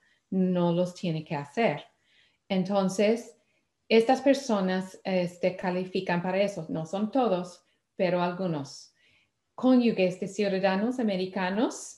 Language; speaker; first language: Spanish; non-native, fluent; English